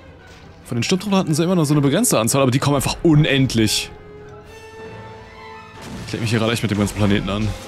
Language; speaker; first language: German; native; German